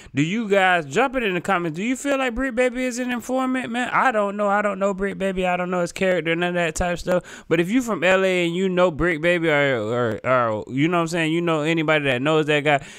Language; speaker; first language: English; native; English